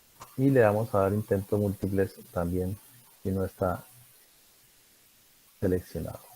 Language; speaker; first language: Spanish; native; Spanish